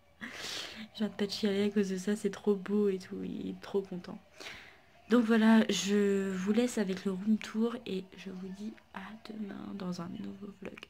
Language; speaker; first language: French; native; French